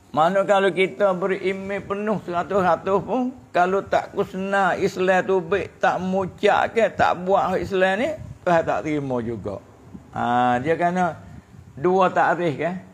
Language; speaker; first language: Malay; native; Malay